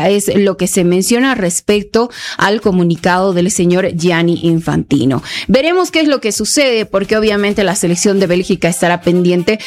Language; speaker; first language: Spanish; native; Spanish